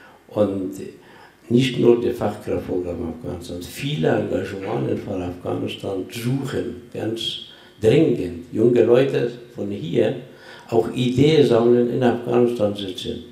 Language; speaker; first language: German; non-native, fluent; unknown